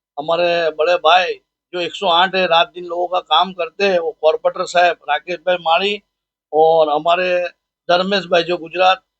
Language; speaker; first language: Hindi; non-native, local second language; Gujarati